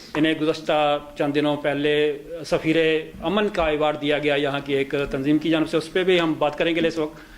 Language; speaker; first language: Urdu; native; Urdu